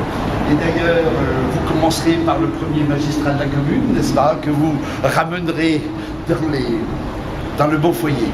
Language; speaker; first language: French; native; French